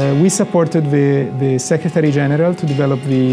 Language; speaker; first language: English; non-native, fluent; Spanish